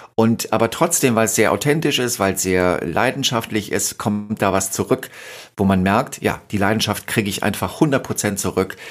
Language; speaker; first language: German; native; German